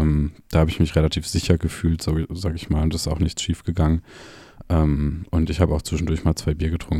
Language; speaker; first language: German; native; German